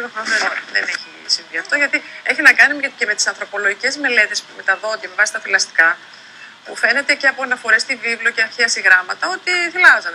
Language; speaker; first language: Greek; native; Greek